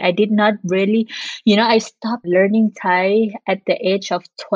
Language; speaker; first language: English; non-native, fluent; French